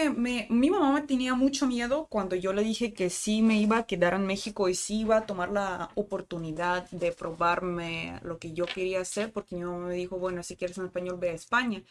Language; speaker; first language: Spanish; non-native, fluent; Russian